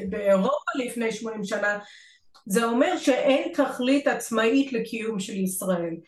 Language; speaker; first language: Hebrew; non-native, fluent; English